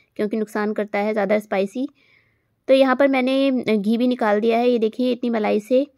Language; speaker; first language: Hindi; native; Hindi